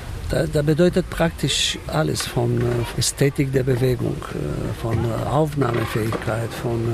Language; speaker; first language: German; non-native, fluent; Romanian